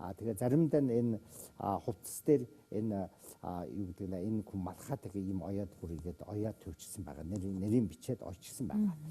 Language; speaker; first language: Mongolian; native; Mongolian